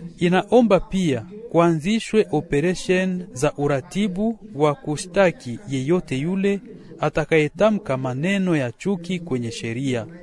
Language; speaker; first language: Swahili; non-native, local second language; Kinyarwanda